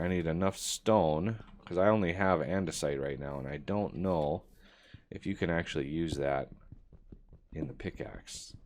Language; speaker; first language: English; native; English